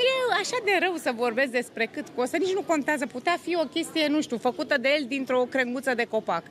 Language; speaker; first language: Romanian; native; Romanian